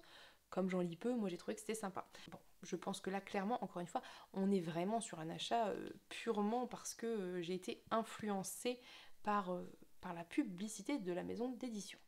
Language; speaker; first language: French; native; French